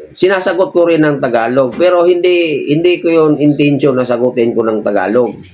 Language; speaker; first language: Filipino; non-native, local second language; Cebuano